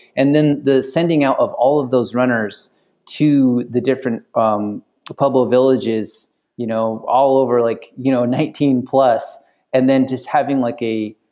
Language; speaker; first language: English; native; English